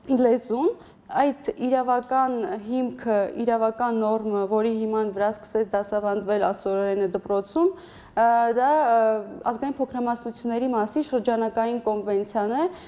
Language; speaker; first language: Armenian; non-native, local second language; Assyrian Neo-Aramaic